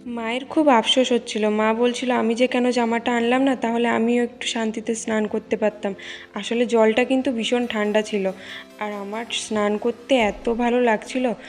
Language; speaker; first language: Bangla; native; Bangla